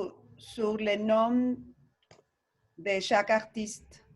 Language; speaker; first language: French; non-native, learner; Spanish